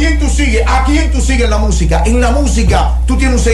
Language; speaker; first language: Spanish; native; Spanish